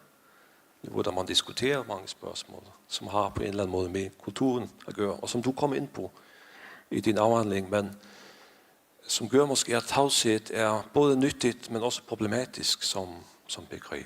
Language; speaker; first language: Danish; non-native, fluent; Faroese